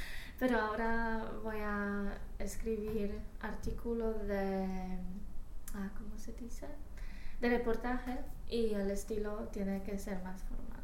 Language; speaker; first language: Spanish; non-native, fluent; English